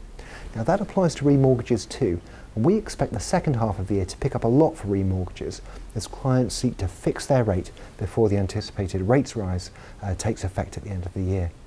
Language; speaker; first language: English; native; English